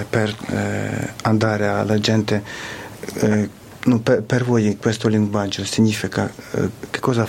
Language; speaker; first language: Italian; non-native, fluent; Ukrainian